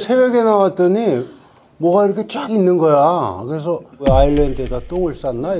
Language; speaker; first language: Korean; native; Korean